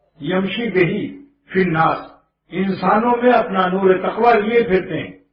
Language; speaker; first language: Urdu; native; Urdu